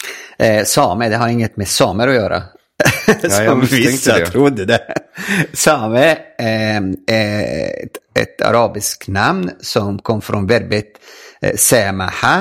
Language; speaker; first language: Swedish; non-native, fluent; Arabic